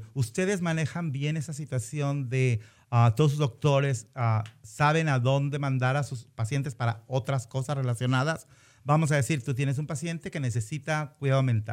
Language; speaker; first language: Spanish; native; Spanish